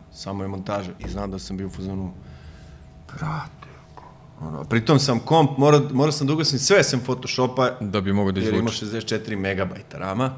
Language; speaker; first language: Serbian; native; Serbian